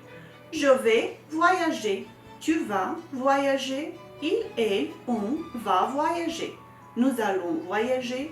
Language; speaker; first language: French; non-native, fluent; Romanian